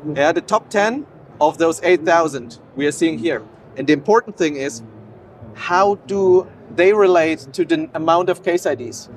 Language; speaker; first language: English; non-native, fluent; German